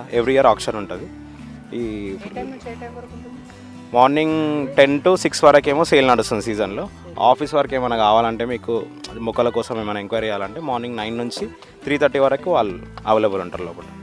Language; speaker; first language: Telugu; native; Telugu